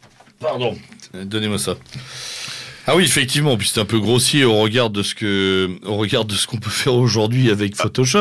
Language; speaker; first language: French; native; French